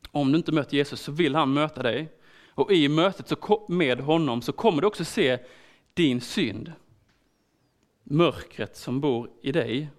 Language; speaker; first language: Swedish; native; Swedish